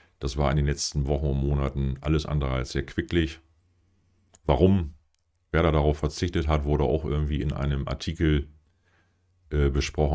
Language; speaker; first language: German; native; German